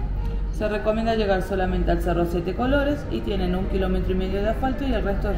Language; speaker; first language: Spanish; native; Spanish